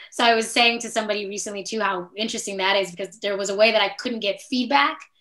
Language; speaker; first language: English; native; English